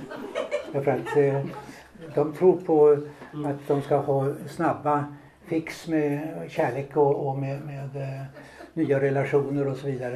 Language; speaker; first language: Swedish; native; Swedish